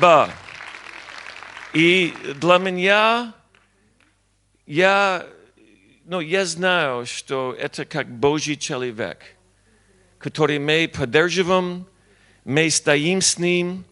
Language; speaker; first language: Russian; non-native, learner; English